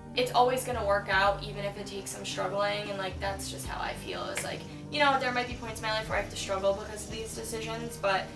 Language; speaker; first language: English; native; English